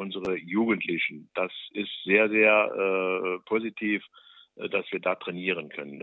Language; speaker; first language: German; native; German